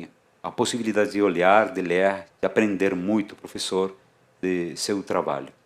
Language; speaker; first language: Portuguese; non-native, fluent; Spanish